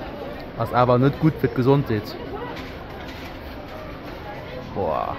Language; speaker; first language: German; non-native, local second language; Luxembourgish